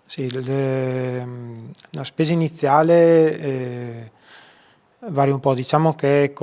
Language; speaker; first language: Italian; native; Italian